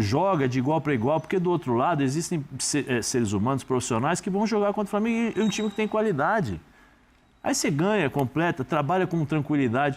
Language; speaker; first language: Portuguese; native; Portuguese